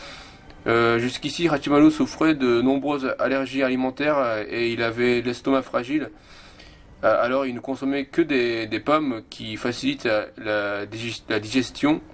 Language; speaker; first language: French; non-native, fluent; Japanese